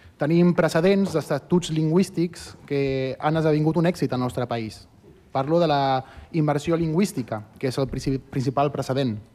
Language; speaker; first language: Catalan; early bilingual, other home language; Spanish